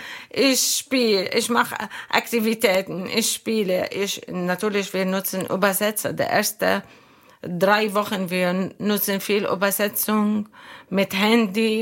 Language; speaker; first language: German; non-native, local second language; Arabic